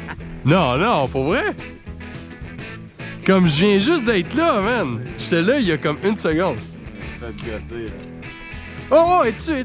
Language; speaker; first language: French; native; French